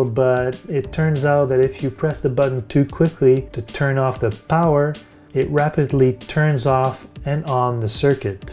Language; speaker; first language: English; native; English